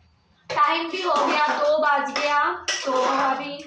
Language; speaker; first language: Hindi; non-native, local second language; Bangla